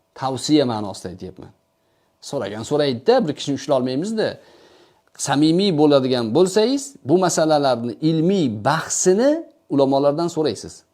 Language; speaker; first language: Uzbek; native; Uzbek